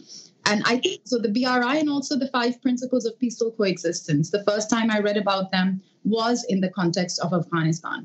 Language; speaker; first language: English; non-native, local second language; Urdu